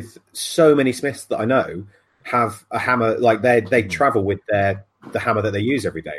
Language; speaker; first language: English; native; English